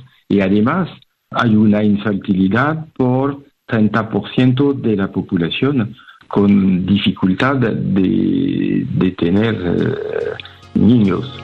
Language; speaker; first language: Spanish; non-native, fluent; French